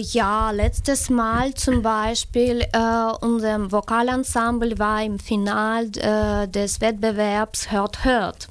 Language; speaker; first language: German; non-native, fluent; Ukrainian